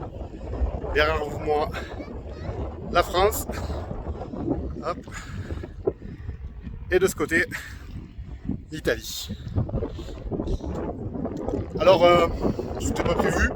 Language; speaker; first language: French; native; French